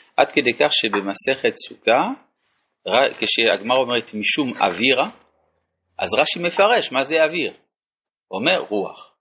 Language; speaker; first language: Hebrew; non-native, fluent; French